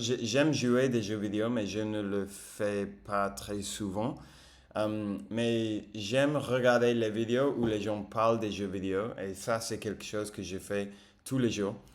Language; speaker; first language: French; non-native, fluent; English